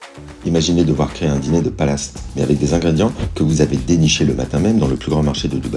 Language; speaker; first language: French; native; French